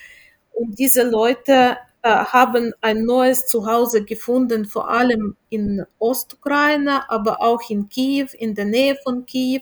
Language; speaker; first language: German; non-native, fluent; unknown